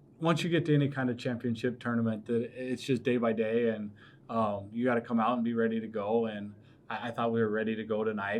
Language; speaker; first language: English; native; English